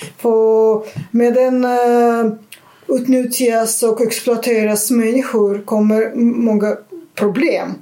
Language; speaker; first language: Swedish; non-native, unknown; Russian